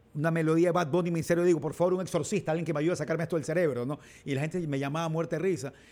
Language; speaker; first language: Spanish; native; Spanish